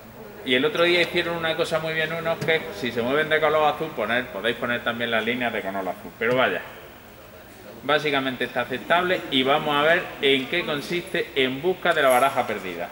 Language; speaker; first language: Spanish; native; Spanish